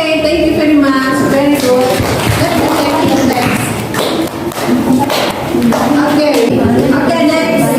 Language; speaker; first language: English; non-native, learner; Indonesian